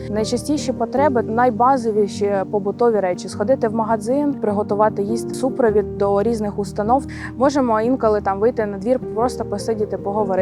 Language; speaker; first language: Ukrainian; native; Ukrainian